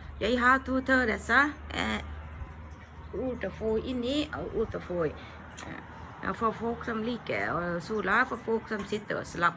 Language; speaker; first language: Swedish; non-native, learner; Thai